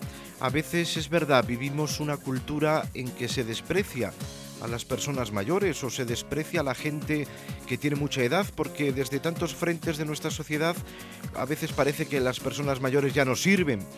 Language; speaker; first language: Spanish; native; Spanish